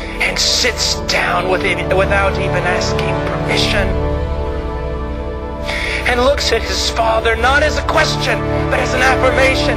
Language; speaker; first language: English; native; English